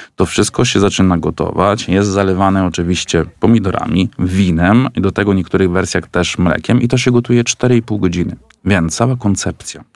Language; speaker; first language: Polish; non-native, fluent; Italian